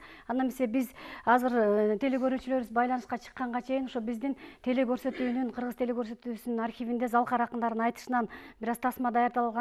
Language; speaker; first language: Kyrgyz; native; Kyrgyz